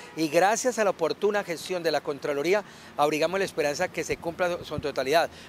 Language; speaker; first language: Spanish; native; Spanish